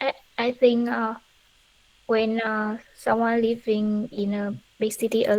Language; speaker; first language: English; non-native, learner; Vietnamese